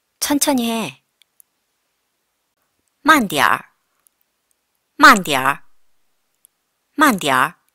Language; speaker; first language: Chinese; non-native, fluent; Korean